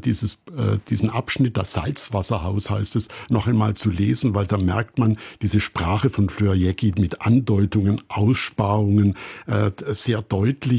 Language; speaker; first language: German; native; German